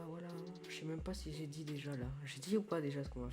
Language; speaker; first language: French; native; French